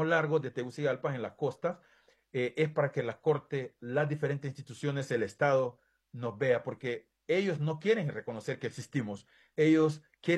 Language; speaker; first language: Spanish; native; Spanish